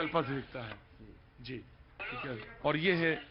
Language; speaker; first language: Hindi; native; Hindi